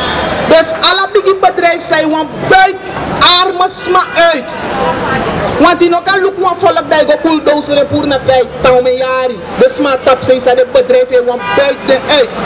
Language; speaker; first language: Dutch; non-native, local second language; Sranan Tongo